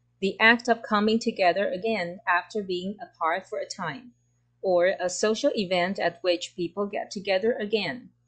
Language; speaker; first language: English; non-native, fluent; Chinese